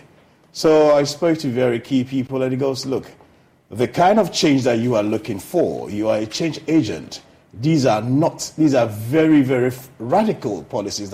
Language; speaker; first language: English; non-native, local second language; Akan